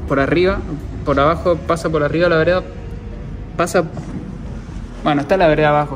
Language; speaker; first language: Spanish; native; Spanish